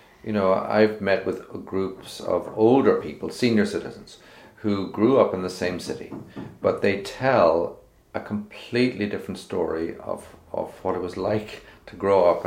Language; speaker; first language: English; native; English